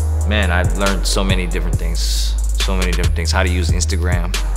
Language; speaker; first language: English; native; English